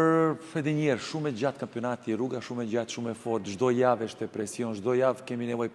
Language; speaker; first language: Albanian; non-native, learner; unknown